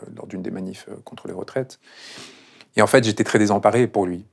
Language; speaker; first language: French; non-native, fluent; Spanish